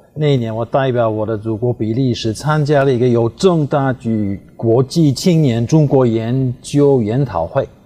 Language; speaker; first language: Chinese; non-native, fluent; Dutch